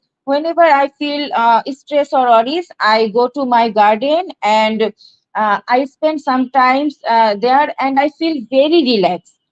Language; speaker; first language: English; non-native, learner; Bangla